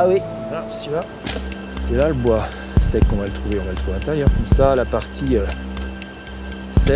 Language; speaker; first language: French; native; French